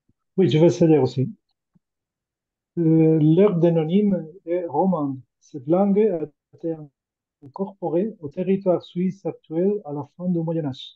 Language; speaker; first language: French; non-native, learner; Spanish